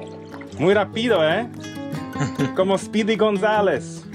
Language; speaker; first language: Spanish; non-native, learner; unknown